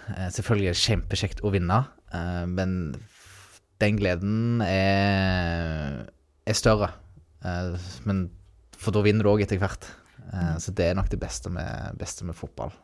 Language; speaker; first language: Norwegian; native; Norwegian